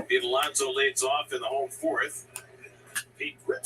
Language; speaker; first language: English; native; English